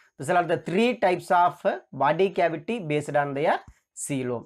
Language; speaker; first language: English; non-native, local second language; Tamil